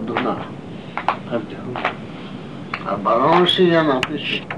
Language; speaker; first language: Russian; non-native, learner; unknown